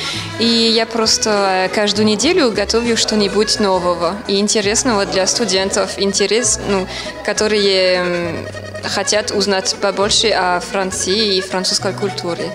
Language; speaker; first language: Russian; non-native, fluent; French